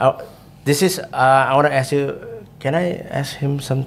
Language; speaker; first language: English; non-native, fluent; Indonesian